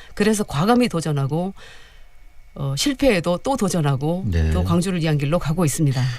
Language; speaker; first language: Korean; native; Korean